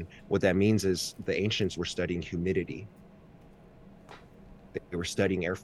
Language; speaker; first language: English; early bilingual, other home language; Chinese